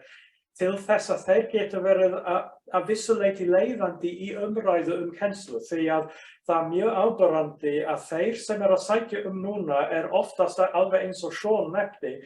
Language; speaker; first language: Icelandic; non-native, fluent; English